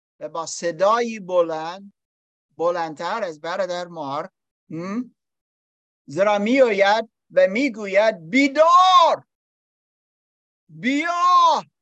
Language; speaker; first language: Persian; non-native, learner; English